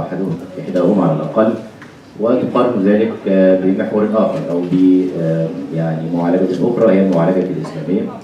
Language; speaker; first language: Arabic; native; Arabic